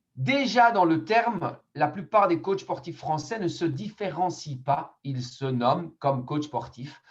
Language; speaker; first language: French; native; French